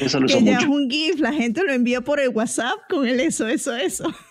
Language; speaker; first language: Spanish; native; Spanish